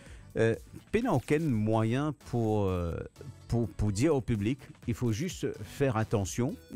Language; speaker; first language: French; non-native, local second language; Morisyen